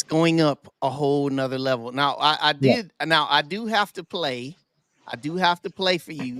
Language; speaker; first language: English; native; English